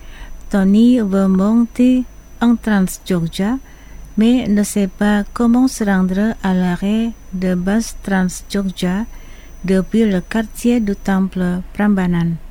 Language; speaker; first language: French; non-native, fluent; Indonesian